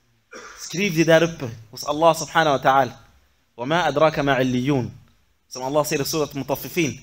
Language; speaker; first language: Swedish; non-native, fluent; Arabic